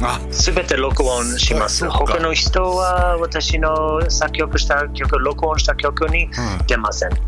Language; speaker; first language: Japanese; non-native, learner; English